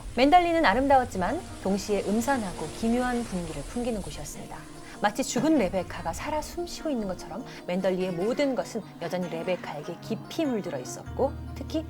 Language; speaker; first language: Korean; native; Korean